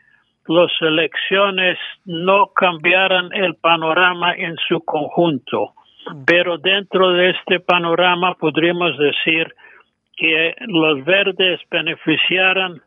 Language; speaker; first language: Spanish; non-native, fluent; English